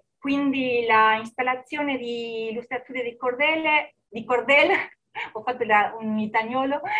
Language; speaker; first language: Italian; non-native, fluent; Spanish